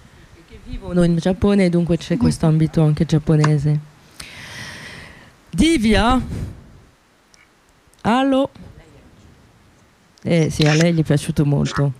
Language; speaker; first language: Italian; non-native, fluent; French